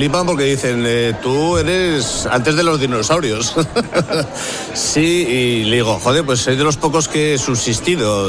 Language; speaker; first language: Spanish; non-native, local second language; Basque